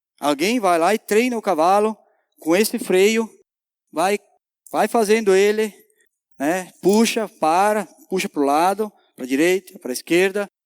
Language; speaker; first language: Portuguese; native; Portuguese